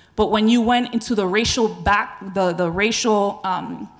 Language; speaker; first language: English; native; English